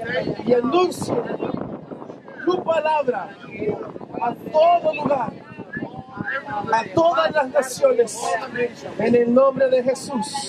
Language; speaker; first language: Spanish; native; Spanish